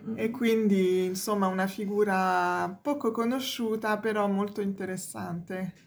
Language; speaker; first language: Italian; non-native, fluent; French